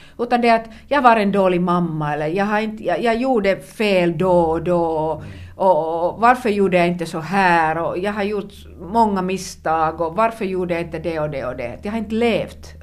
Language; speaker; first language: Swedish; non-native, local second language; Finnish